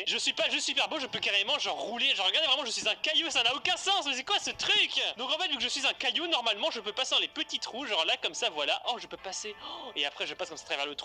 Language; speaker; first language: French; native; French